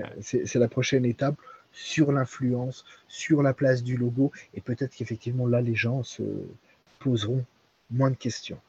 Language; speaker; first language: French; native; French